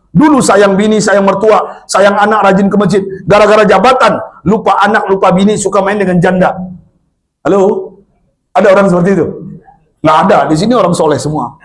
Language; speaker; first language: Indonesian; non-native, local second language; Minangkabau